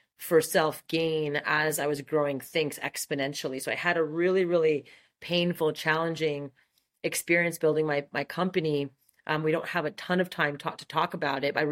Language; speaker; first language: English; non-native, fluent; French